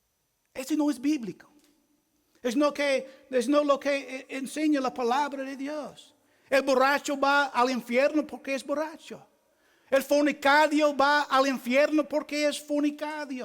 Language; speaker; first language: Spanish; non-native, fluent; English